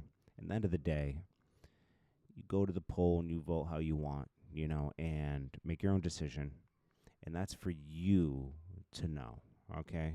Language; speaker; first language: English; native; English